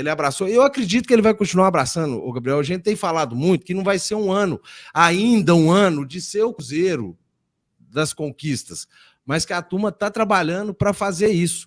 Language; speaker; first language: Portuguese; native; Portuguese